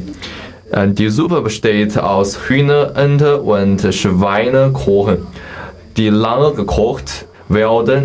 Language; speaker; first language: German; non-native, learner; Chinese